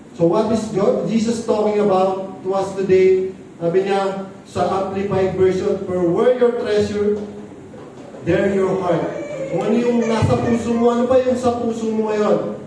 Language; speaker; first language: Filipino; non-native, local second language; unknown